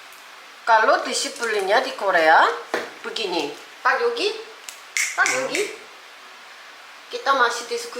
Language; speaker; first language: Indonesian; non-native, learner; Korean